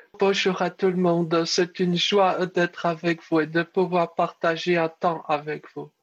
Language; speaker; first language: French; early bilingual, other home language; Czech